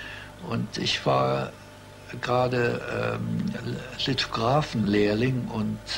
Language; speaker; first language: German; early bilingual, heritage; German